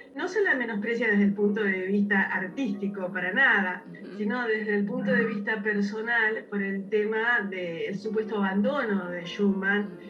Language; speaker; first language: Spanish; native; Spanish